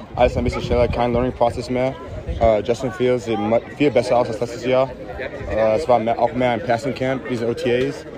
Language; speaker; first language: German; early bilingual, heritage; English